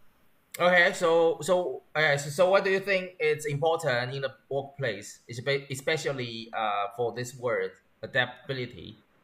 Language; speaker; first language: English; non-native, learner; Chinese